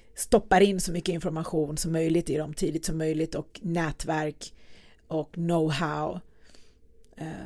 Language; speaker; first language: Swedish; early bilingual, other home language; Persian